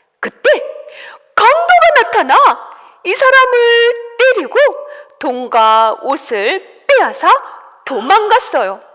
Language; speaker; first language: Korean; native; Korean